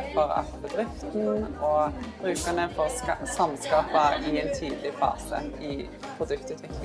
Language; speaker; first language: Norwegian; native; Norwegian